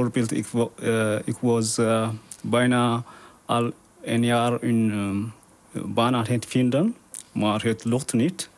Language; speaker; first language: Dutch; non-native, learner; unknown